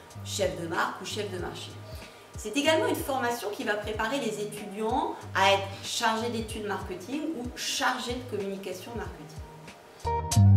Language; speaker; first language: French; native; French